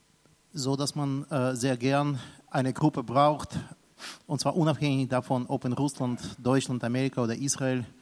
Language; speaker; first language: German; non-native, fluent; Russian